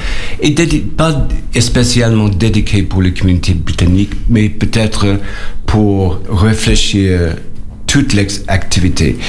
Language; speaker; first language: French; non-native, learner; English